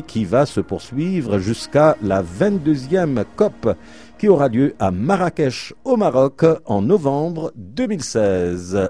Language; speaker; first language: French; native; French